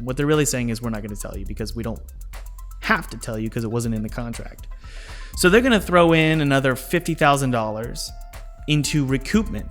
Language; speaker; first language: English; native; English